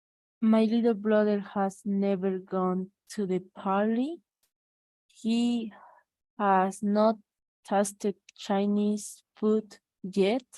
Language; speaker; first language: English; non-native, learner; Spanish